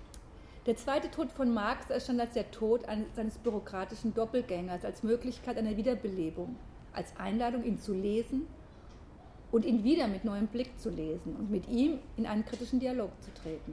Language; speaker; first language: German; native; German